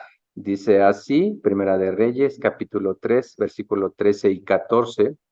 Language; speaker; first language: Spanish; native; Spanish